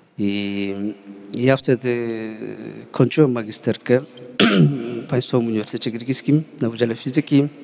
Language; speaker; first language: Polish; non-native, fluent; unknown